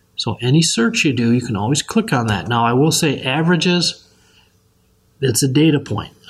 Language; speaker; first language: English; native; English